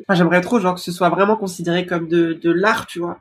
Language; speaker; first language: French; native; French